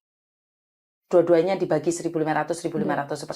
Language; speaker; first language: Malay; native; Malay